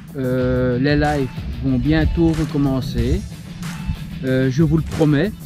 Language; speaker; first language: French; native; French